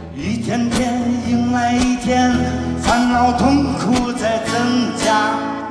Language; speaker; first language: Chinese; native; Chinese